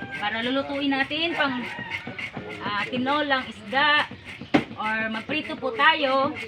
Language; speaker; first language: Filipino; non-native, local second language; Cebuano